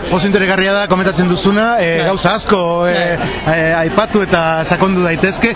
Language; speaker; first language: Basque; native; Basque